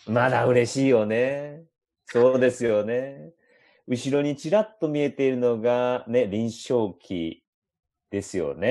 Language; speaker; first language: Japanese; native; Japanese